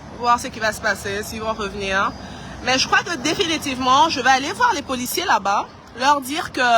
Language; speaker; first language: French; non-native, local second language; Lingala